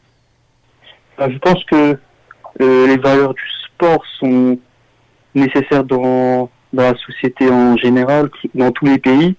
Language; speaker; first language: French; early bilingual, other home language; Armenian